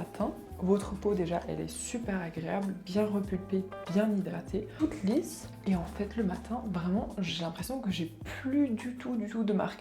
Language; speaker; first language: French; native; French